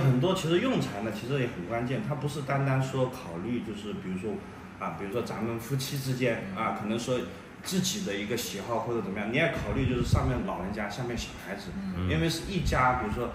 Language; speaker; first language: Chinese; native; Chinese